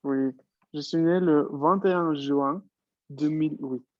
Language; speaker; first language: French; non-native, fluent; Spanish